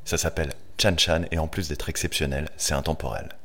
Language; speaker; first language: French; native; French